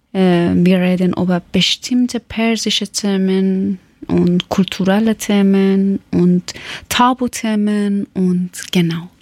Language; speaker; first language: German; non-native, learner; Persian